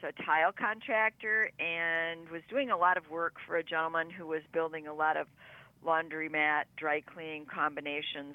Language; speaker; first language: English; native; English